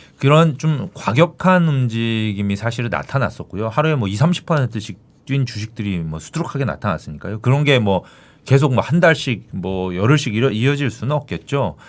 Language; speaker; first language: Korean; native; Korean